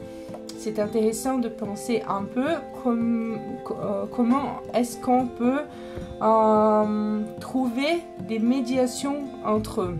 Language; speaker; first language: French; non-native, fluent; Portuguese